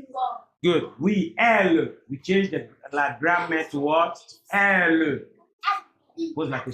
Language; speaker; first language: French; non-native, fluent; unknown